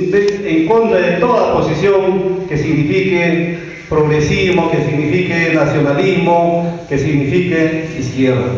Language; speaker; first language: Spanish; native; Spanish